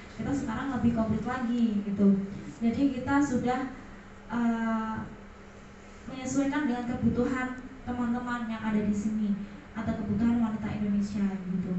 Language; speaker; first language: Indonesian; native; Indonesian